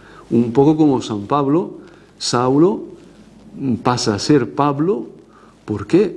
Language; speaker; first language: Spanish; non-native, fluent; Italian